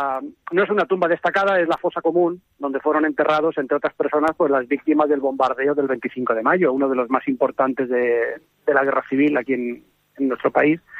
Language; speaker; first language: Spanish; native; Spanish